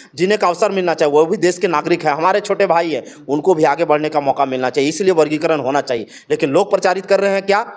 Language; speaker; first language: Hindi; native; Hindi